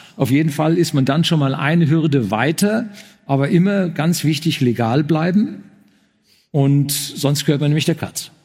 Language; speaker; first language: German; native; German